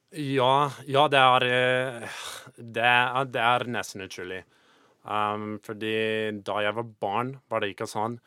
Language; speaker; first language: Norwegian; non-native, fluent; English